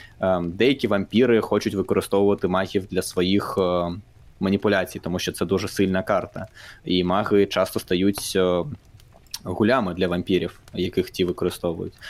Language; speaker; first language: Ukrainian; non-native, local second language; Russian